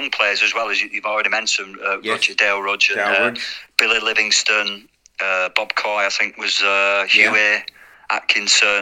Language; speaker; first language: English; native; English